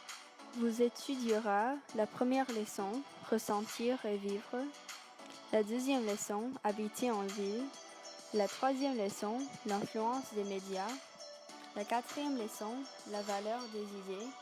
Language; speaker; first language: French; non-native, learner; English